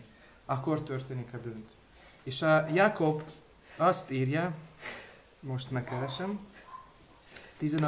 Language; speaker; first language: Hungarian; non-native, learner; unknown